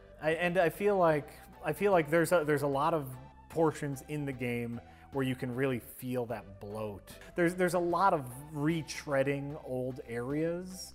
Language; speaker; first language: English; native; English